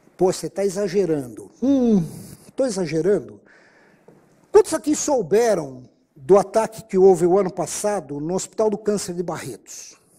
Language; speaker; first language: Portuguese; native; Portuguese